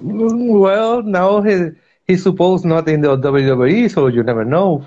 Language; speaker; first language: English; non-native, fluent; Spanish